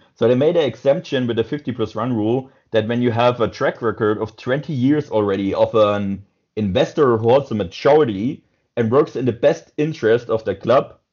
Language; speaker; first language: English; non-native, fluent; German